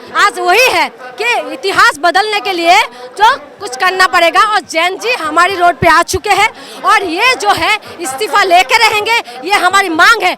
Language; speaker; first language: Hindi; non-native, local second language; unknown